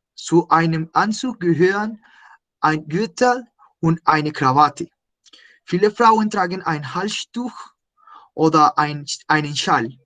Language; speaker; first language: German; non-native, fluent; Spanish